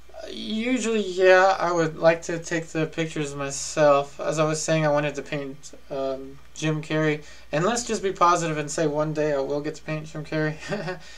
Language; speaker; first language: English; early bilingual, other home language; Spanish